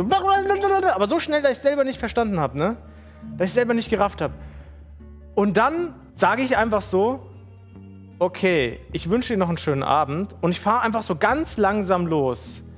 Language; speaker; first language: German; early bilingual, other home language; Italian